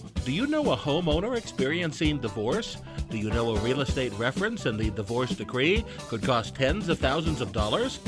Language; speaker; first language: English; native; English